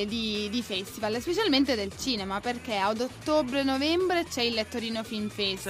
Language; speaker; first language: Italian; native; Italian